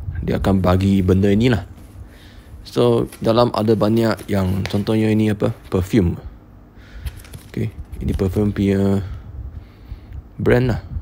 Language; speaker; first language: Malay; non-native, local second language; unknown